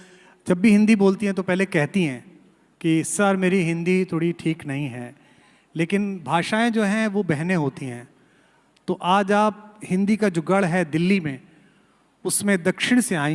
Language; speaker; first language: Hindi; native; Hindi